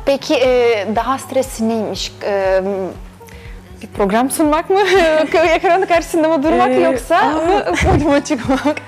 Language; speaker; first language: Turkish; non-native, fluent; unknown